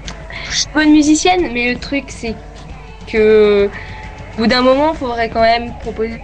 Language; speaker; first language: French; native; French